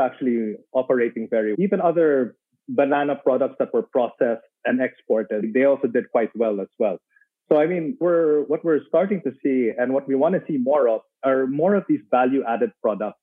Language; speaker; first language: English; non-native, local second language; Filipino